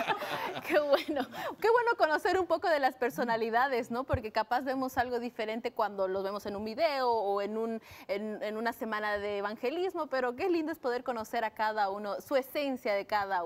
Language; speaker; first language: Spanish; native; Spanish